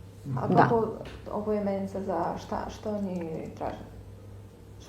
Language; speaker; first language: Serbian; non-native, learner; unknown